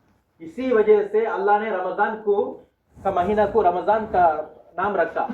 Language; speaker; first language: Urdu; non-native, local second language; Tamil